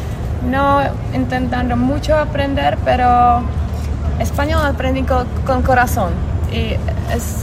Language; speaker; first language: Spanish; non-native, learner; Czech